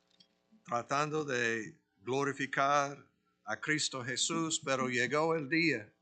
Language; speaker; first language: Spanish; non-native, fluent; English